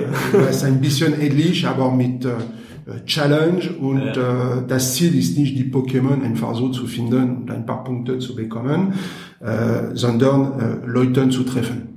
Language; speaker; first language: German; non-native, learner; French